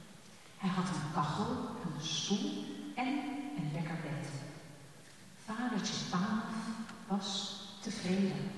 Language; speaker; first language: Dutch; native; Dutch